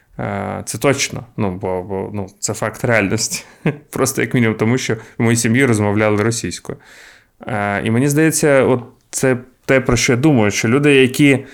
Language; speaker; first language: Ukrainian; non-native, local second language; Russian